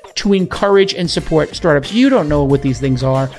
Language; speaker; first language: English; native; English